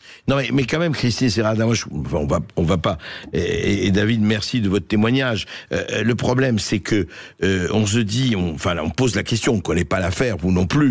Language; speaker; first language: French; native; French